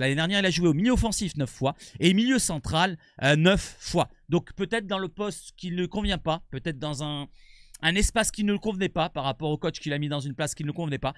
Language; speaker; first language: French; native; French